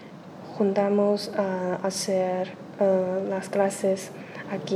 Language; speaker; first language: Spanish; non-native, learner; Chinese